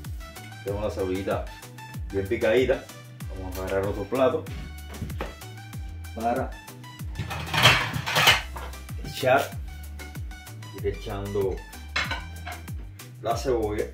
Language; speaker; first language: Spanish; native; Spanish